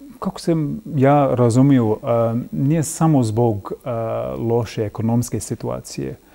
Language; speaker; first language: Croatian; non-native, fluent; English